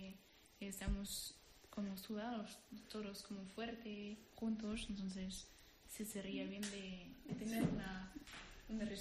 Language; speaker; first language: Spanish; non-native, learner; French